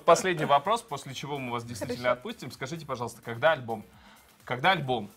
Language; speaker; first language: Russian; native; Russian